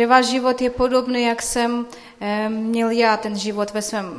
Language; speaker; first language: Czech; non-native, fluent; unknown